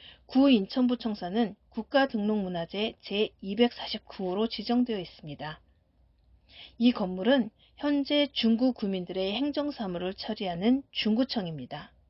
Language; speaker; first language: Korean; native; Korean